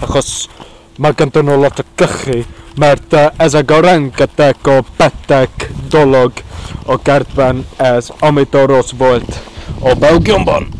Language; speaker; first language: Hungarian; non-native, learner; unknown